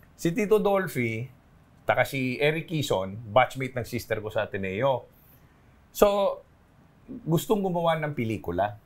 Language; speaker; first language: Filipino; non-native, local second language; Hiligaynon